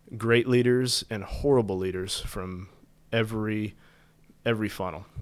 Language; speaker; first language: English; native; English